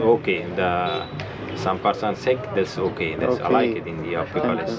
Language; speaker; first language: English; non-native, learner; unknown